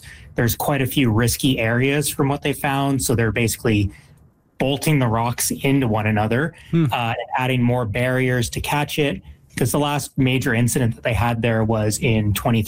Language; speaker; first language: English; native; English